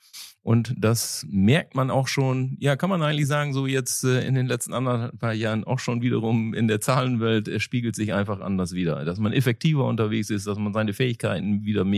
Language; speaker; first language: German; native; German